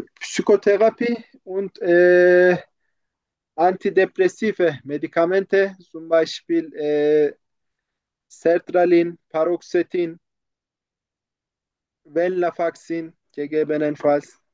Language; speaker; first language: German; non-native, learner; Turkish